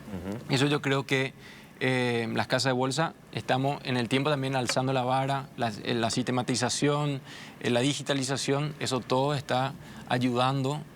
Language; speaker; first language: Spanish; native; Spanish